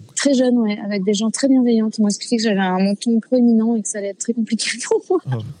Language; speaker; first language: French; native; French